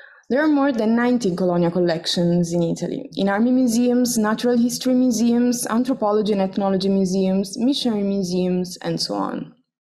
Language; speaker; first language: English; non-native, fluent; Italian